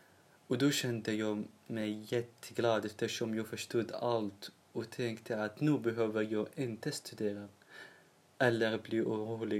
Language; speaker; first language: Swedish; non-native, learner; Arabic